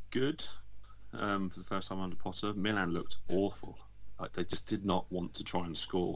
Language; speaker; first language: English; native; English